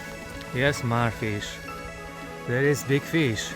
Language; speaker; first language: English; non-native, learner; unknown